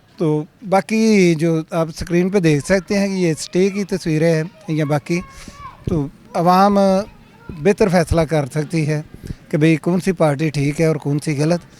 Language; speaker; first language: Urdu; non-native, local second language; Punjabi